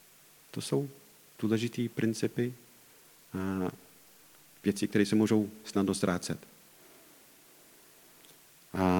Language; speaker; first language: Czech; non-native, fluent; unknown